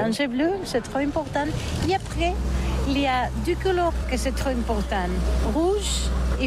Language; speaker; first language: French; non-native, learner; Catalan